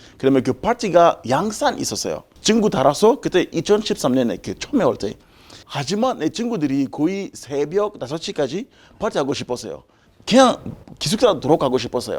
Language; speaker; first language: Korean; non-native, learner; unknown